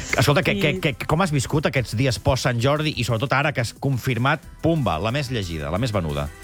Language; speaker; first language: Catalan; native; Catalan